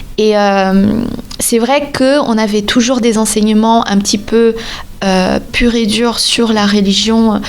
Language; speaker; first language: French; non-native, fluent; Portuguese